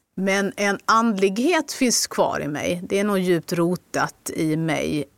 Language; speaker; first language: Swedish; native; Swedish